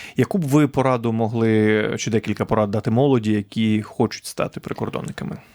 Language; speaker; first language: Ukrainian; native; Ukrainian